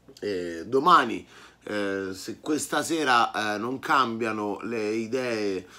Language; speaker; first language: Italian; native; Italian